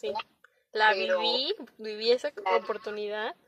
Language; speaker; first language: Spanish; native; Spanish